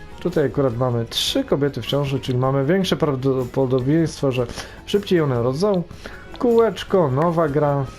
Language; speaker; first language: Polish; native; Polish